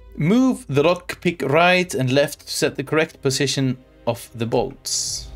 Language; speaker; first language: English; non-native, fluent; Swedish